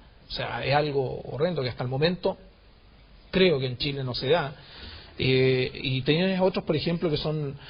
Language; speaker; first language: Spanish; native; Spanish